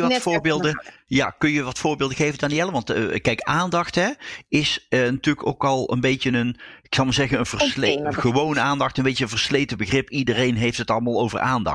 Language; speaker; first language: Dutch; native; Dutch